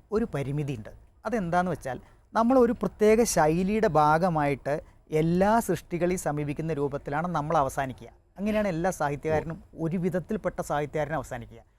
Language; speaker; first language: Malayalam; non-native, local second language; Tamil